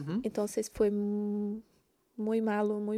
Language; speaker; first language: Spanish; non-native, learner; Portuguese